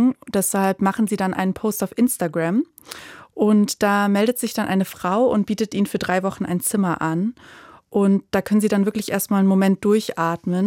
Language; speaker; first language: German; native; German